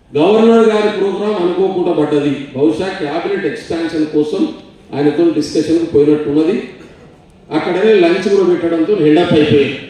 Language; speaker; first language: Telugu; non-native, local second language; Lambadi